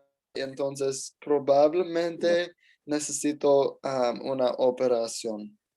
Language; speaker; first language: Spanish; non-native, learner; English